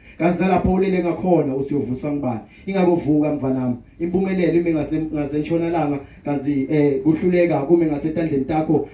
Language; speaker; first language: Zulu; non-native, local second language; Swati